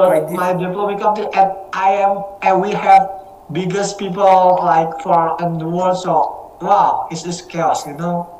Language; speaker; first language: English; non-native, learner; Indonesian